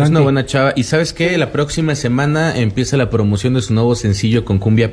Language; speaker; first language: Spanish; native; Spanish